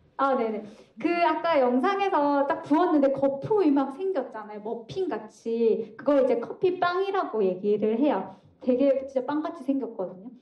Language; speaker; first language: Korean; native; Korean